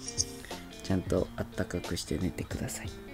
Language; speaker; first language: Japanese; native; Japanese